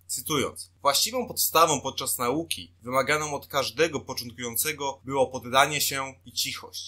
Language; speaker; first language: Polish; native; Polish